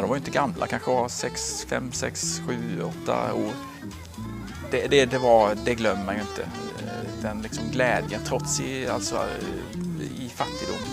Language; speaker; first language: Swedish; native; Swedish